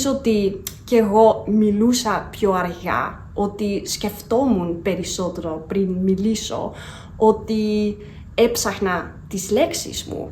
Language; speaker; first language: Greek; non-native, fluent; Dutch